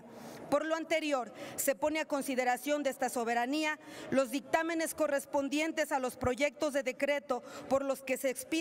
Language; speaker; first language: Spanish; native; Spanish